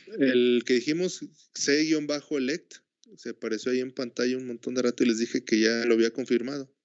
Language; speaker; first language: Spanish; native; Spanish